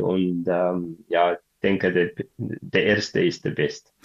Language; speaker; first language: German; non-native, learner; Tigrinya